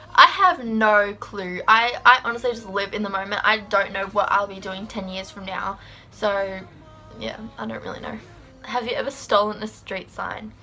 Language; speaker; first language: English; native; English